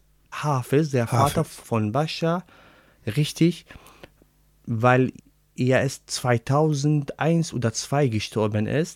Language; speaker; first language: German; non-native, learner; Arabic